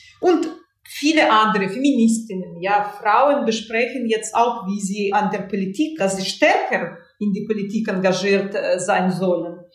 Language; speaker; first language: German; non-native, fluent; Russian